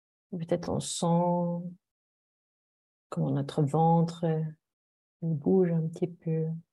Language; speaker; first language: French; non-native, fluent; German